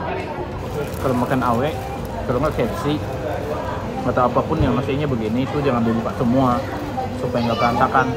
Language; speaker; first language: Indonesian; native; Indonesian